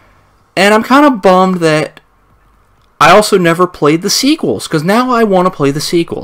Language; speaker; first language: English; native; English